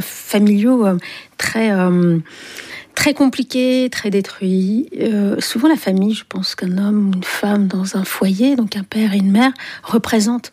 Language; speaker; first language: French; native; French